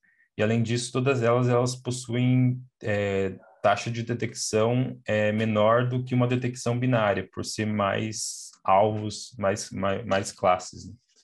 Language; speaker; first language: Portuguese; native; Portuguese